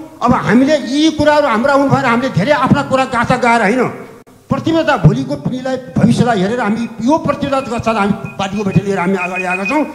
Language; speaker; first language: Nepali; native; Nepali